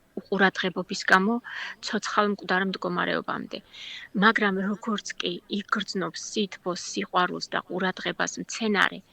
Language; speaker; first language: Georgian; native; Georgian